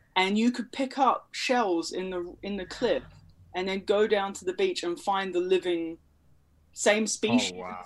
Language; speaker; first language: English; native; English